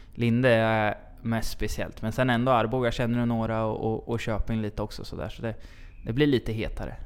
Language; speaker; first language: Swedish; native; Swedish